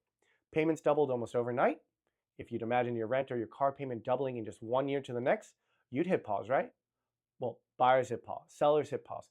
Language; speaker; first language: English; native; English